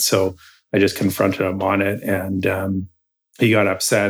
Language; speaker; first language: English; native; English